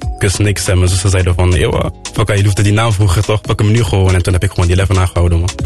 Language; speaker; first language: Dutch; non-native, local second language; French